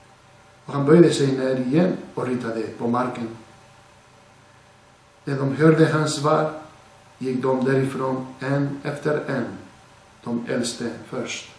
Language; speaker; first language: Swedish; non-native, fluent; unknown